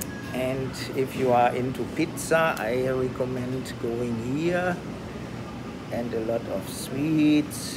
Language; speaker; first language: English; non-native, fluent; German